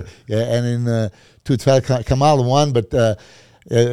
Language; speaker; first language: English; non-native, fluent; Serbian